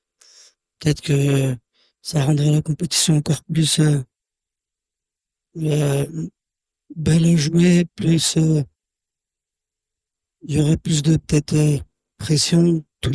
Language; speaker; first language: French; native; French